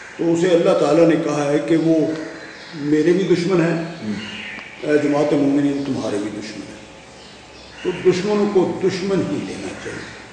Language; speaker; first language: Urdu; non-native, local second language; Punjabi